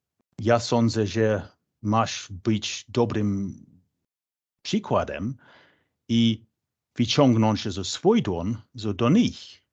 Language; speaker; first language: Polish; non-native, fluent; English